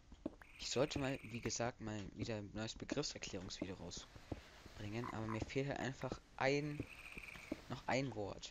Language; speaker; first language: German; native; German